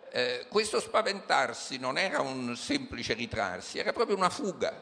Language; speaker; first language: Italian; native; Italian